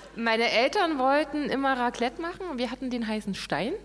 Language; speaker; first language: German; native; German